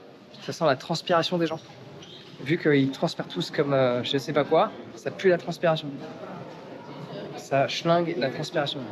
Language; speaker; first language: French; native; French